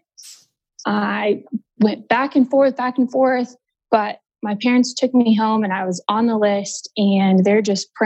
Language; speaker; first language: English; native; English